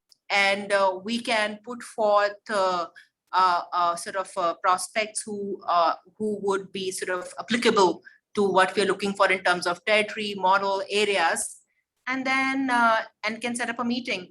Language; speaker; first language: English; non-native, local second language; Hindi